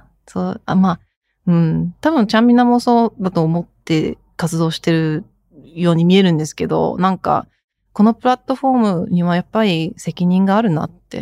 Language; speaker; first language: Japanese; early bilingual, heritage; Japanese